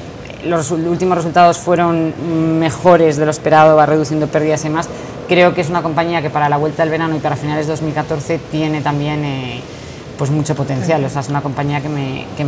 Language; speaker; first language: Spanish; native; Spanish